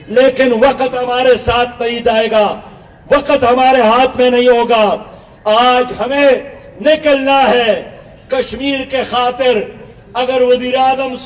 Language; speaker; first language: Urdu; non-native, local second language; Pashto